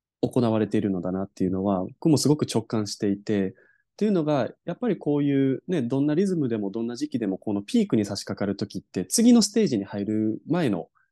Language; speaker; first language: Japanese; native; Japanese